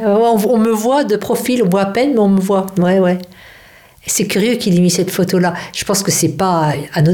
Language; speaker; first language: French; native; French